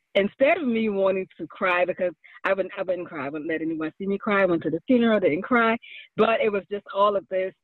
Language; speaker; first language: English; native; English